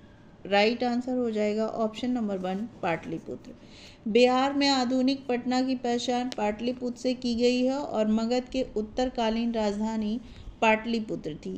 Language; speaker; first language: Hindi; native; Hindi